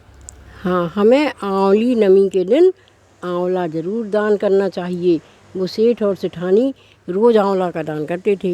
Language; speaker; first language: Hindi; native; Hindi